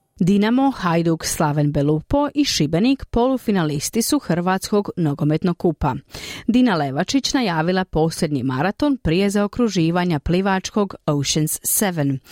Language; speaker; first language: Croatian; native; Croatian